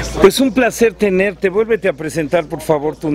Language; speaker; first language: Spanish; native; Spanish